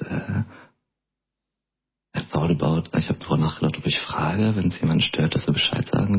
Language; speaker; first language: German; native; German